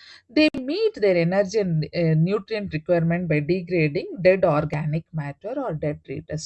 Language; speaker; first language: English; non-native, local second language; Tamil